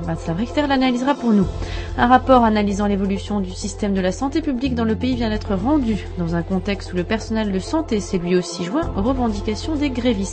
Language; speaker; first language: French; native; French